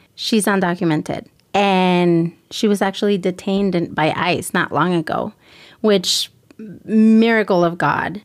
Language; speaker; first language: English; early bilingual, other home language; Spanish